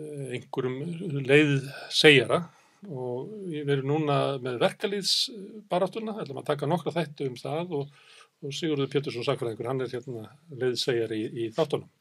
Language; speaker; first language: Icelandic; native; Icelandic